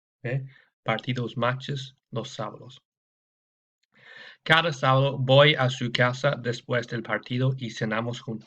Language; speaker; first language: Spanish; non-native, fluent; English